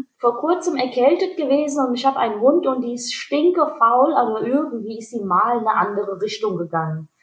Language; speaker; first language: German; early bilingual, other home language; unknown